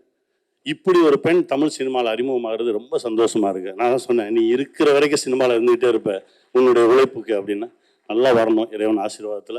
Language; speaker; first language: Tamil; native; Tamil